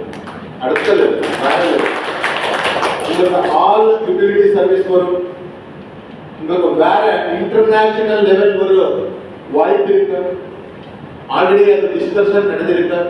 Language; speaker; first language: Tamil; non-native, learner; Kannada